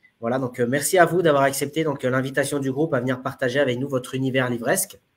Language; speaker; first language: French; native; French